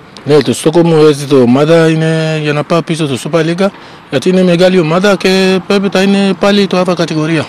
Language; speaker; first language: Greek; non-native, learner; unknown